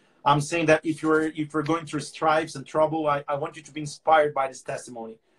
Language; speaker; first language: English; non-native, fluent; Portuguese